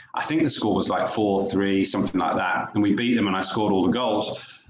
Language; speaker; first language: English; native; English